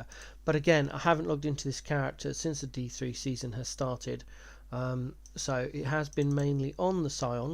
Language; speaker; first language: English; native; English